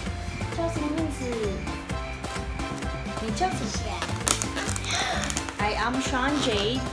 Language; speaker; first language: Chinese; non-native, learner; Filipino